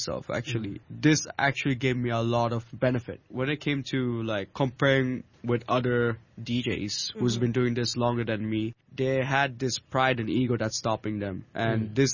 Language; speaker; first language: English; non-native, local second language; Bangla